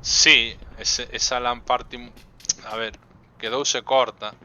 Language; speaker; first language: Spanish; native; Spanish